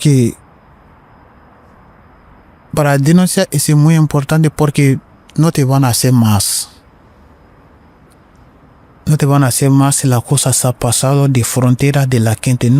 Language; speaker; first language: Spanish; non-native, learner; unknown